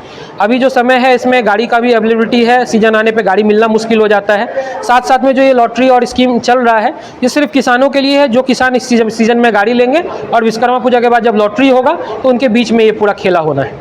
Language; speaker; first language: Hindi; native; Hindi